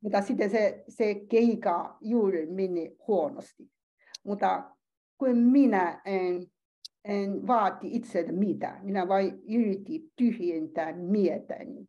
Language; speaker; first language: Finnish; non-native, learner; Chinese